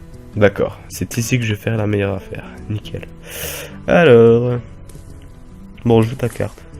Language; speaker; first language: French; native; French